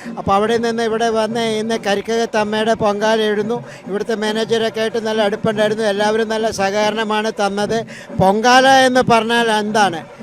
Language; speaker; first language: Malayalam; native; Malayalam